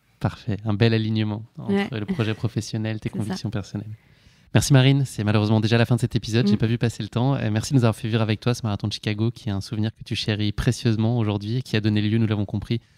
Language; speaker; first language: French; native; French